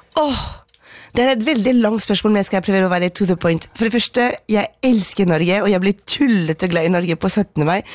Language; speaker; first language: Norwegian; non-native, fluent; French